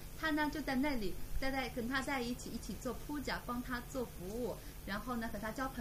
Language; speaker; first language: Chinese; native; Chinese